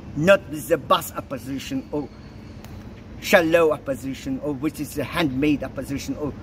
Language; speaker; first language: English; non-native, fluent; Azerbaijani